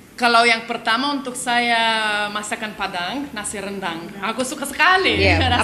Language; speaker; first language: Indonesian; non-native, learner; Lithuanian